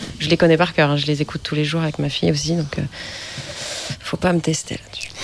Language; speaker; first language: French; native; French